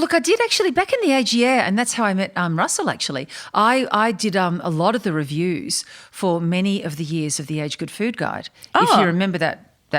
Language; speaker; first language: English; native; English